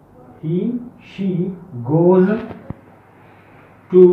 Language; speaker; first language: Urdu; native; Urdu